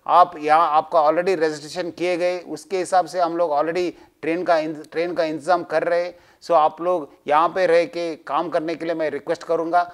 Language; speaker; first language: Hindi; non-native, local second language; Telugu